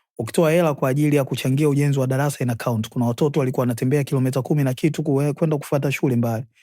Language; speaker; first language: Swahili; native; Swahili